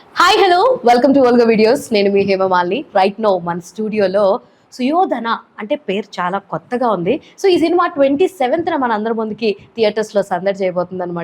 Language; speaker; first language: Telugu; native; Telugu